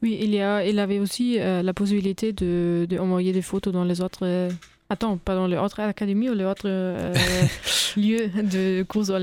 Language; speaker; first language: French; non-native, fluent; German